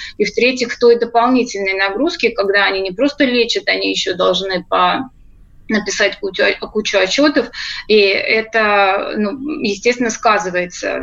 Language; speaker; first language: Russian; native; Russian